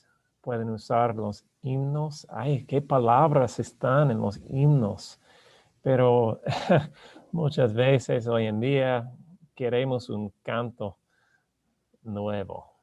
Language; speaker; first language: Spanish; non-native, learner; English